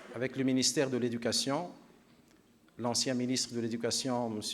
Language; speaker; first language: French; non-native, local second language; Arabic